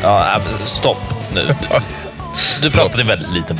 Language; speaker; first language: Swedish; native; Swedish